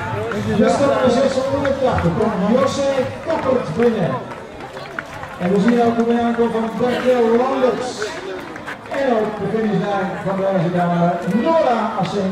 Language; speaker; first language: Dutch; native; Dutch